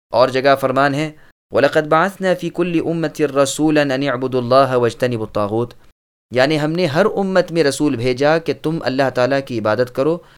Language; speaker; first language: Urdu; native; Urdu